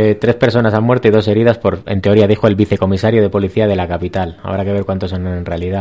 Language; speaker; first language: Spanish; native; Spanish